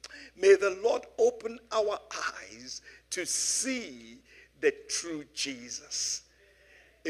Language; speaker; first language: English; non-native, local second language; Yoruba